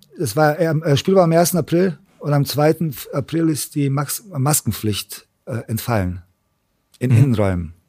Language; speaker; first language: German; early bilingual, other home language; Serbian